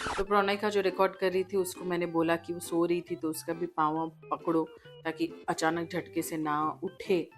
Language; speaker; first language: Hindi; non-native, local second language; Bangla